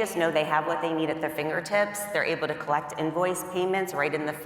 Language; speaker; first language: English; native; English